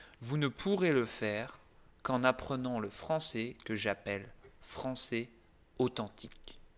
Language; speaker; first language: French; native; French